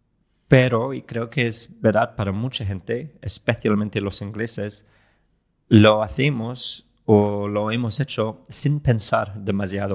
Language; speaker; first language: Spanish; non-native, fluent; English